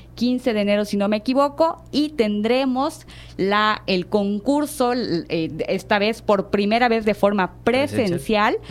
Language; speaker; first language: Spanish; non-native, fluent; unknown